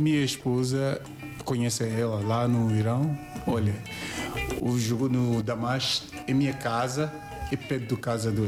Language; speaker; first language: Portuguese; non-native, learner; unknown